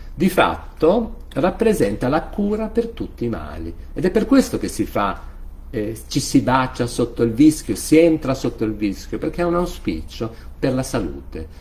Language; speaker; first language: Italian; native; Italian